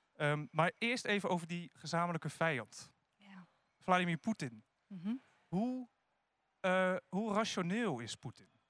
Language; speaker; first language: Dutch; native; Dutch